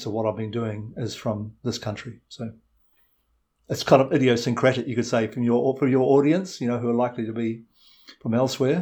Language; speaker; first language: English; native; English